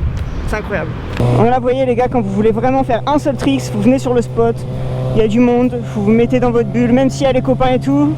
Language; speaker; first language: French; native; French